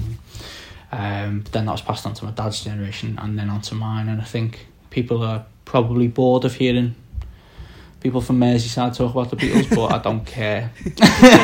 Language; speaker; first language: English; native; English